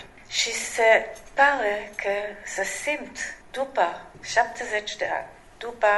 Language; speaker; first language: Romanian; non-native, learner; Hebrew